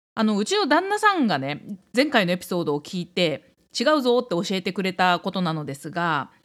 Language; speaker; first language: Japanese; native; Japanese